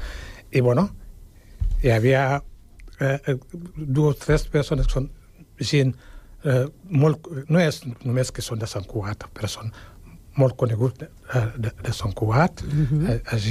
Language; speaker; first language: Catalan; non-native, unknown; Wolof